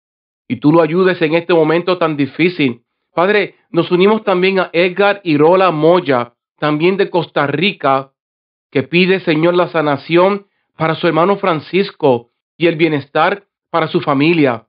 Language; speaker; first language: Spanish; native; Spanish